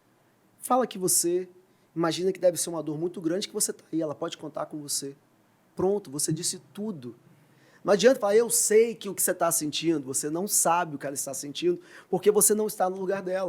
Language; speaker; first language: Portuguese; native; Portuguese